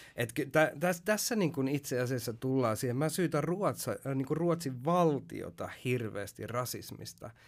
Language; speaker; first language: Finnish; early bilingual, heritage; Finnish